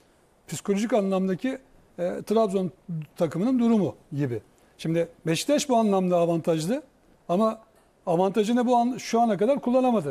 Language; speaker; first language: Turkish; native; Turkish